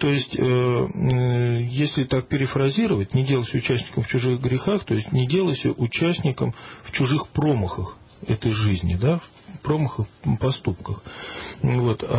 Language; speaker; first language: Russian; native; Russian